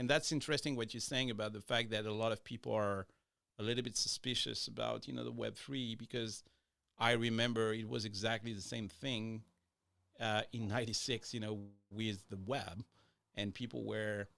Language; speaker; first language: English; non-native, fluent; French